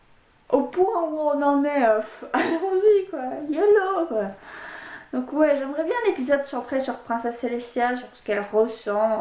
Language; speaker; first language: French; native; French